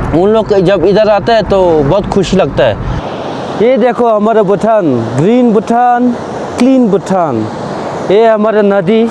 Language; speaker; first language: Hindi; non-native, fluent; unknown